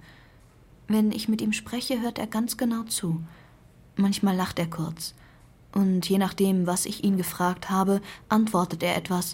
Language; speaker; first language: German; non-native, fluent; Persian